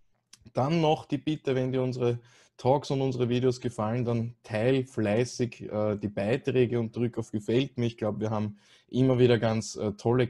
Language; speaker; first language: German; native; German